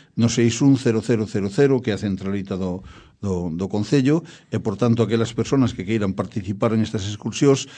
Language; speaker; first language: Galician; native; Galician